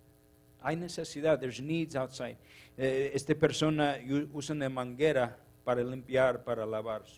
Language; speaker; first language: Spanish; non-native, learner; English